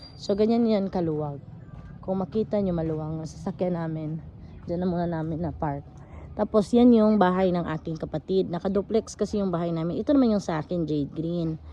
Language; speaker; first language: Filipino; non-native, local second language; Cebuano